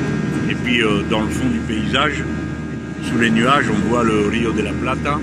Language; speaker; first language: French; native; French